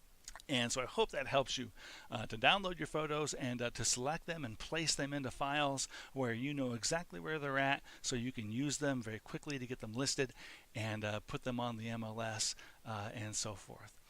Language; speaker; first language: English; native; English